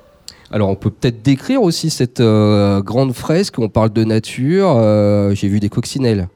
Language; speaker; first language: French; native; French